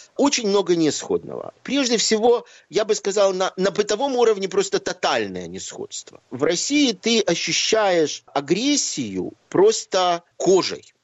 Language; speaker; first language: Russian; native; Russian